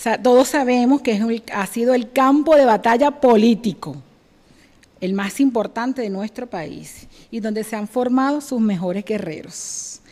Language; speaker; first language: Spanish; native; Spanish